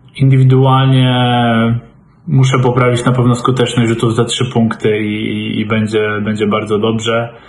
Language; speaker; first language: Polish; native; Polish